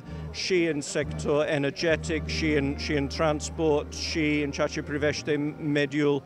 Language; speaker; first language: Romanian; non-native, learner; English